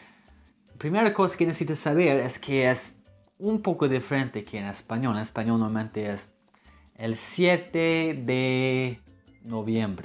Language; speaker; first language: Spanish; non-native, fluent; English